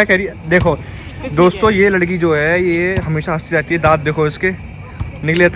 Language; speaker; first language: Hindi; native; Hindi